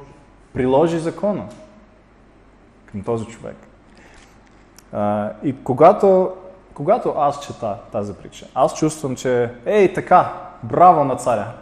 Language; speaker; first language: Bulgarian; non-native, fluent; Russian